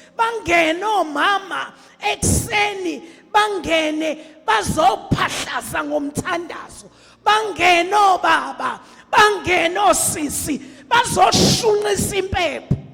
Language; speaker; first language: Zulu; native; Zulu